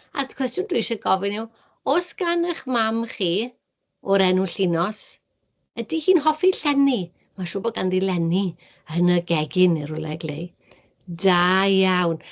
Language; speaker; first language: Welsh; native; Welsh